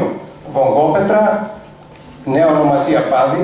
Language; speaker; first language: Greek; native; Greek